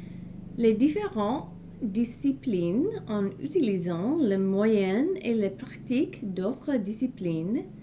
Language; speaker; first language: French; non-native, learner; English